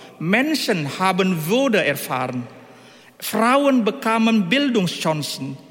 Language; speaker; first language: German; non-native, fluent; Indonesian